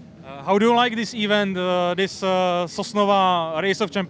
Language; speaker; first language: English; non-native, fluent; Czech